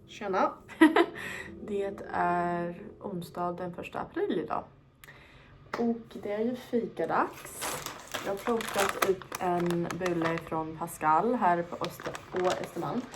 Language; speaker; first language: Swedish; non-native, fluent; English